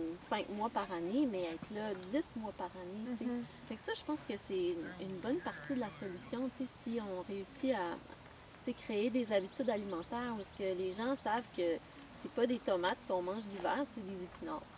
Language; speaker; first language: French; native; French